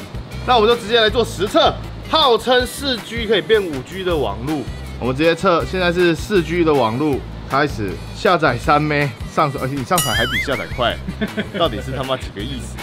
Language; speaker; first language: Chinese; native; Chinese